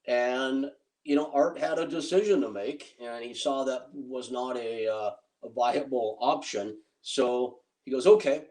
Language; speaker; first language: English; native; English